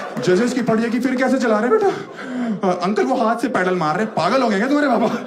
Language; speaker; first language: Hindi; native; Hindi